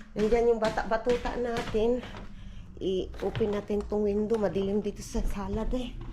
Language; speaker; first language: Filipino; non-native, local second language; Cebuano